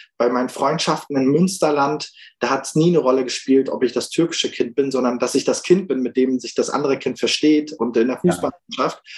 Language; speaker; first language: German; early bilingual, other home language; Turkish